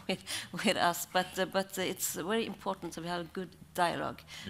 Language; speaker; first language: English; non-native, learner; Norwegian